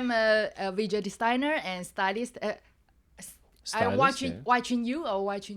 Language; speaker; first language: English; non-native, learner; Chinese